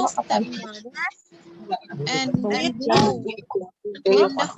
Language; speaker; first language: English; non-native, learner; Indonesian